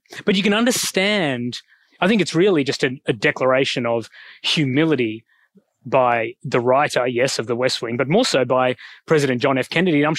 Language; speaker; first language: English; native; English